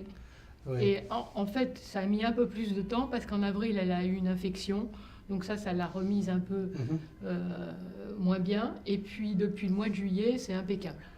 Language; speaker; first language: French; native; French